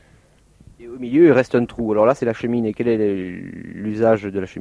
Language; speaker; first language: French; native; French